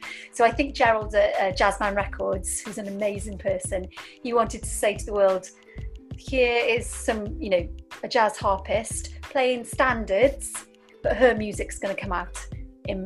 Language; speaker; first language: English; native; English